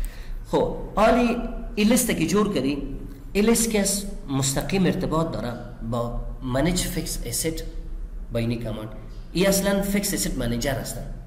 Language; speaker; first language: Persian; non-native, local second language; Pashto